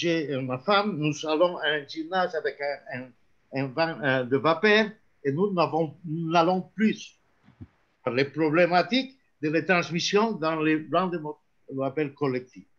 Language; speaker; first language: French; non-native, fluent; Spanish